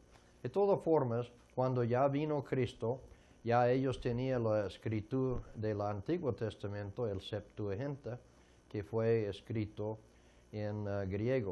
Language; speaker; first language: Spanish; non-native, fluent; English